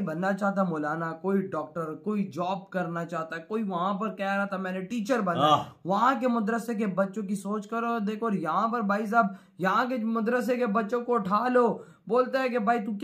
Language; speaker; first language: Urdu; non-native, local second language; Punjabi